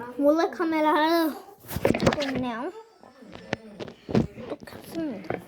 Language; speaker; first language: Korean; native; Korean